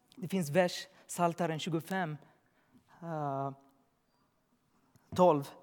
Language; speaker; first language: Swedish; non-native, learner; Arabic